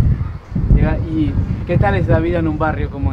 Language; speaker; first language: Spanish; native; Spanish